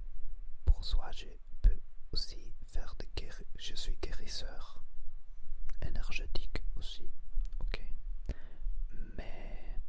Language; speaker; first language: French; non-native, learner; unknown